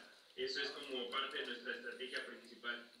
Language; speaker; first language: Spanish; native; Spanish